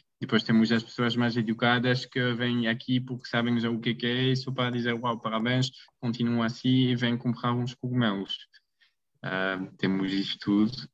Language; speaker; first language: Portuguese; non-native, fluent; French